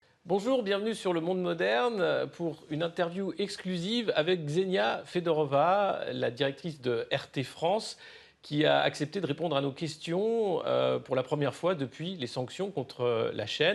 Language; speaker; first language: French; native; French